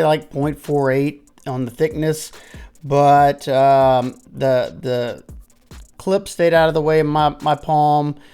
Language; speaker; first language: English; native; English